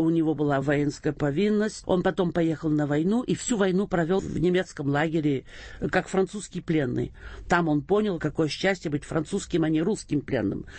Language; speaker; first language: Russian; early bilingual, heritage; Russian